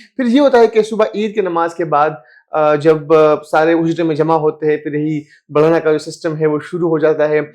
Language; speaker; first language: Urdu; non-native, local second language; Pashto